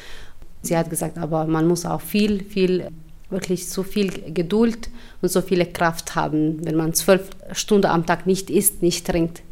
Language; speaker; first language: German; non-native, fluent; Albanian